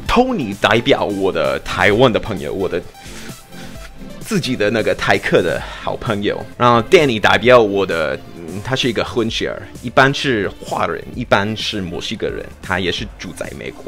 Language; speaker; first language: Chinese; non-native, fluent; English